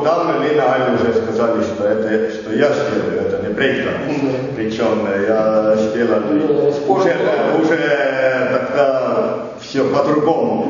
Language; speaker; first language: Russian; non-native, learner; Estonian